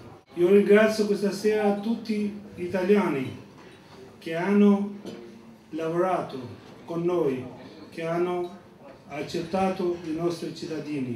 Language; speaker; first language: Italian; non-native, fluent; Albanian